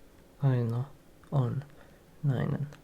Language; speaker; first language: Finnish; non-native, learner; English